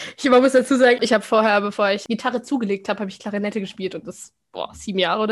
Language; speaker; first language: German; native; German